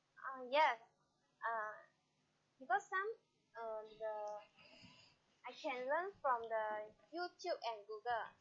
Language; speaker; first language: English; non-native, learner; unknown